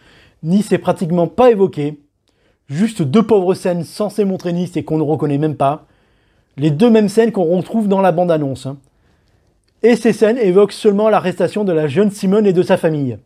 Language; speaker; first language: French; native; French